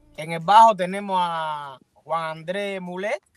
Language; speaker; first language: Spanish; native; Spanish